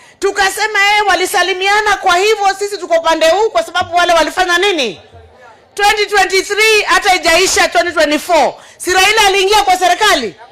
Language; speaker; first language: Swahili; non-native, local second language; Kikuyu